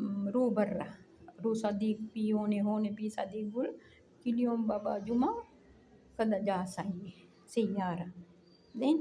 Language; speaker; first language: Arabic; non-native, learner; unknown